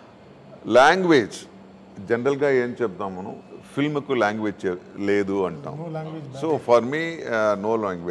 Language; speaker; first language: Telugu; non-native, fluent; Tamil